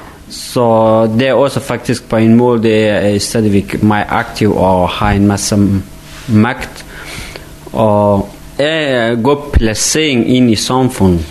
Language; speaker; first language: Danish; non-native, fluent; Persian